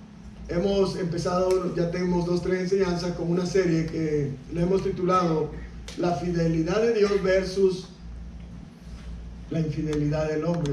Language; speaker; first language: Spanish; native; Spanish